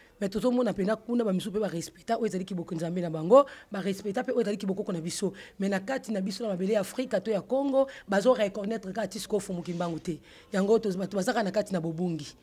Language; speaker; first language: Lingala; non-native, local second language; Kongo